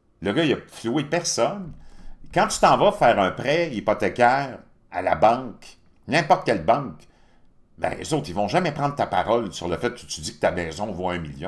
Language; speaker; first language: French; native; French